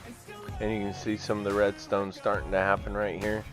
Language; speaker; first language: English; native; English